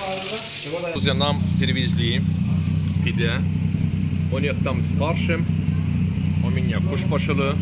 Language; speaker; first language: Russian; non-native, learner; Turkish